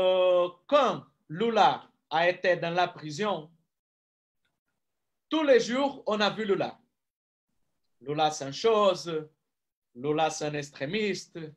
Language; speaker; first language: French; non-native, fluent; Portuguese